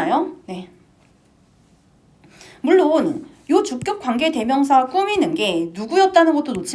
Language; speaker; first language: Korean; native; Korean